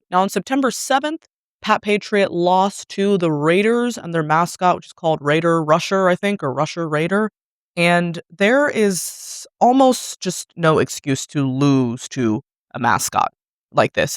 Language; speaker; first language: English; native; English